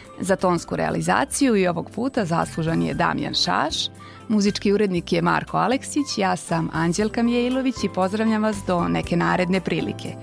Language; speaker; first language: Serbian; native; Serbian